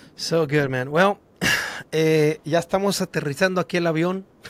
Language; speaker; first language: Spanish; native; Spanish